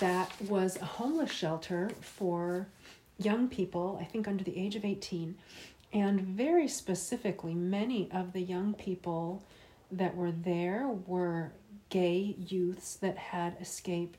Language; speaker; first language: English; native; English